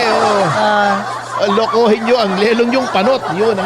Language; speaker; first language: Filipino; native; Filipino